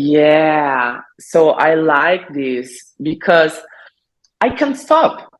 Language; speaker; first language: English; non-native, learner; Portuguese